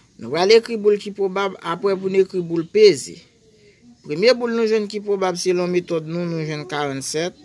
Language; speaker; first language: French; non-native, local second language; Haitian Creole